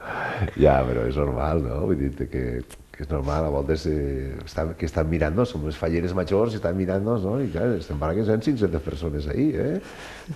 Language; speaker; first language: Catalan; native; Catalan